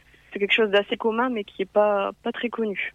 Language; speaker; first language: French; native; French